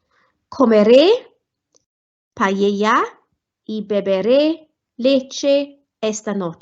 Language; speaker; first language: Spanish; non-native, fluent; Welsh